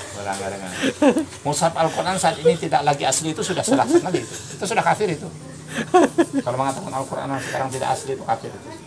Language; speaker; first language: Indonesian; native; Indonesian